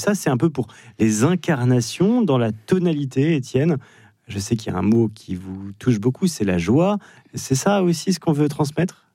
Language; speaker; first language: French; native; French